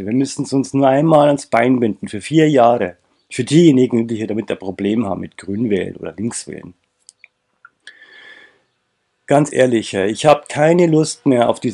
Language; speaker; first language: German; native; German